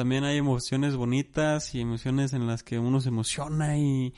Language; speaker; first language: Spanish; native; Spanish